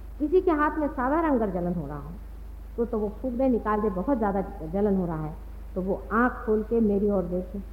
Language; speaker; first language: Hindi; non-native, local second language; Marathi